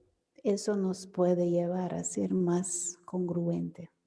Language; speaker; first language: Spanish; non-native, fluent; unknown